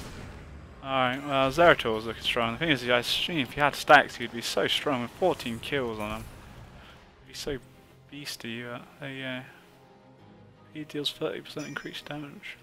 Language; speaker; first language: English; native; English